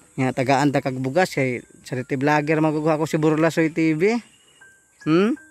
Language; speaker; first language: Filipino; non-native, local second language; Cebuano